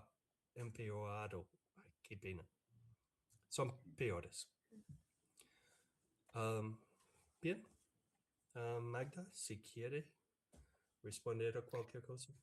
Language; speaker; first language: Spanish; non-native, fluent; English